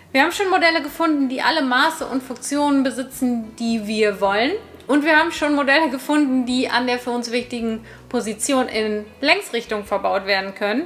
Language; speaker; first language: German; native; German